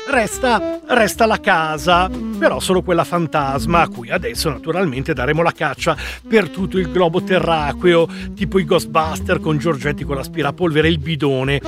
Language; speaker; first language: Italian; native; Italian